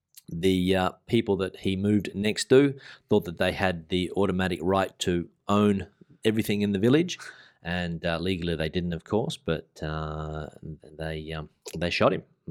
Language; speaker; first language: English; native; English